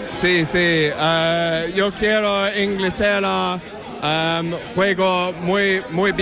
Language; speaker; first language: Spanish; non-native, learner; English